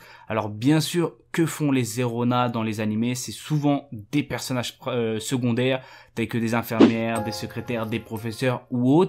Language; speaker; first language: French; native; French